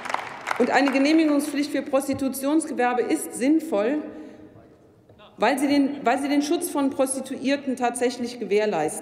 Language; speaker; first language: German; native; German